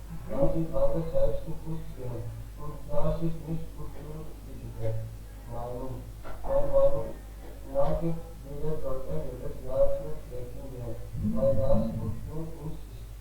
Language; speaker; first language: German; non-native, learner; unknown